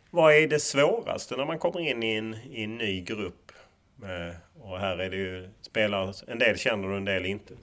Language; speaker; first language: Swedish; native; Swedish